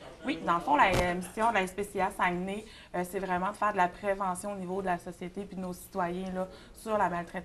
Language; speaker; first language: French; native; French